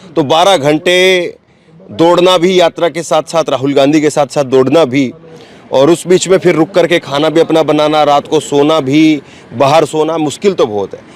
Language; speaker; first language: Hindi; native; Hindi